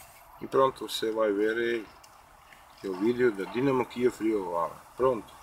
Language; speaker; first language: Portuguese; non-native, learner; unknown